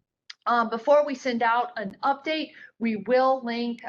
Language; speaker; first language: English; native; English